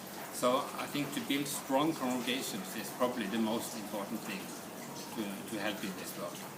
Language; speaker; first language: English; non-native, fluent; Norwegian